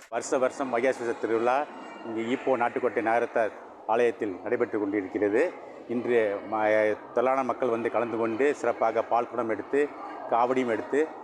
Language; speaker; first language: Tamil; native; Tamil